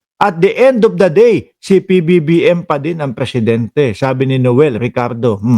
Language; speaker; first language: Filipino; native; Filipino